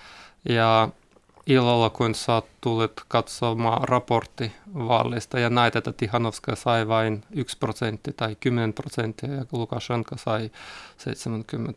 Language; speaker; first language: Finnish; non-native, learner; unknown